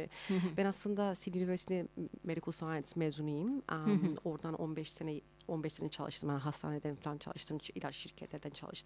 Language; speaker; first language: Turkish; early bilingual, heritage; Turkish